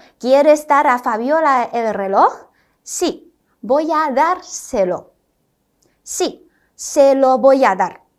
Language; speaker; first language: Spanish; non-native, fluent; Chinese